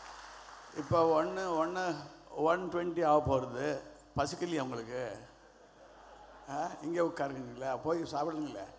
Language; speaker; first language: Tamil; non-native, learner; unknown